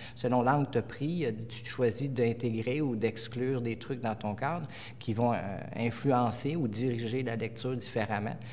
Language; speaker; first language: French; native; French